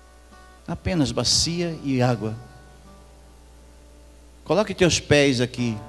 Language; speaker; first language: Portuguese; native; Portuguese